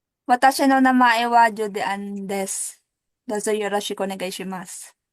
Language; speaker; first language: Japanese; non-native, learner; Filipino